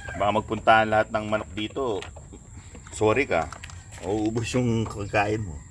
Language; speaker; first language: Filipino; non-native, local second language; Pampanga